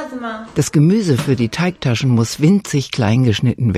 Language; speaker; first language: German; native; German